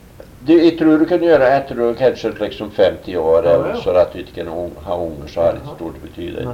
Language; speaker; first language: Norwegian; early bilingual, heritage; Norwegian